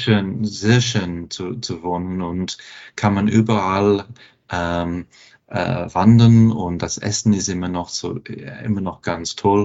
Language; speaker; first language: German; non-native, fluent; English